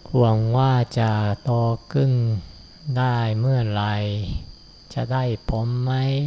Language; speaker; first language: Thai; non-native, fluent; Japanese